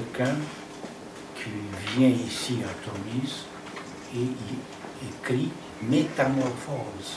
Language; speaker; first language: French; non-native, fluent; Romanian